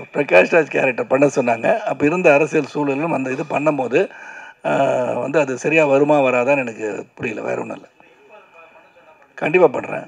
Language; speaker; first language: Tamil; native; Tamil